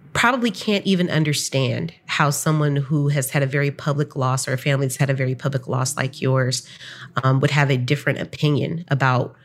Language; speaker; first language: English; native; English